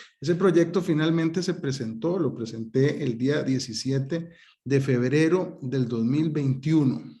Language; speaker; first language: Spanish; native; Spanish